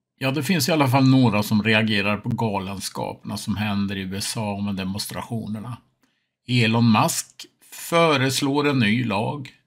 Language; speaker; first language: Swedish; native; Swedish